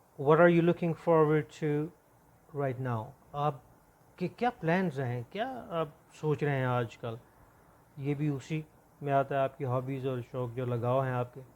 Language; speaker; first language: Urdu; non-native, local second language; Punjabi